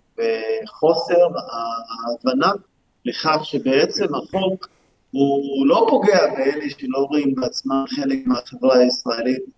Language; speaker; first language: Hebrew; non-native, local second language; Arabic